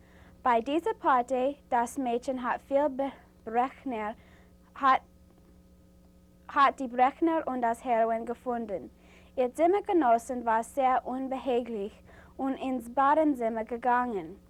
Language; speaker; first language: German; non-native, learner; English